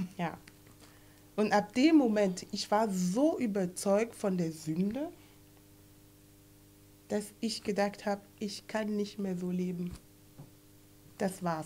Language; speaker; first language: German; non-native, fluent; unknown